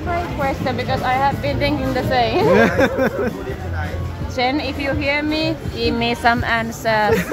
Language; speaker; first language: English; non-native, learner; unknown